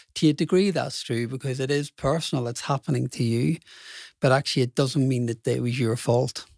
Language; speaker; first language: English; native; English